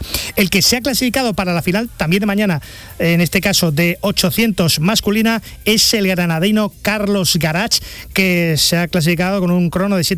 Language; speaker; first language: Spanish; native; Spanish